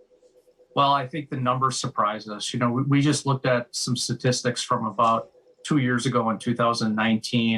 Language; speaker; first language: English; native; English